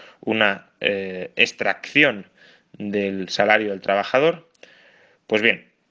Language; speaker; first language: Spanish; native; Spanish